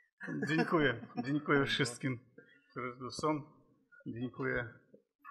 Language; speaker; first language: Polish; non-native, fluent; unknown